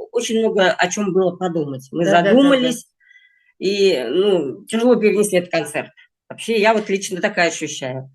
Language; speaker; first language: Russian; native; Russian